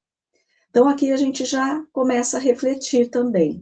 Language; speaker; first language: Portuguese; native; Portuguese